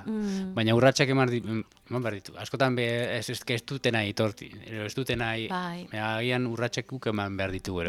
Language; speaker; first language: Basque; native; Basque